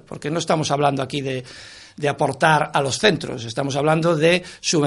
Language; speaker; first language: Spanish; native; Spanish